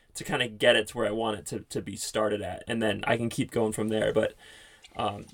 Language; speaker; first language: English; native; English